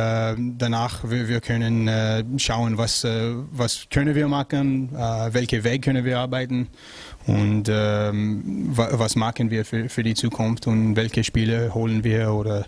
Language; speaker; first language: German; non-native, learner; French